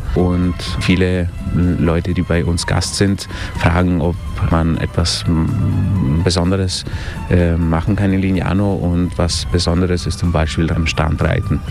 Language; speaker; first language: German; early bilingual, heritage; Italian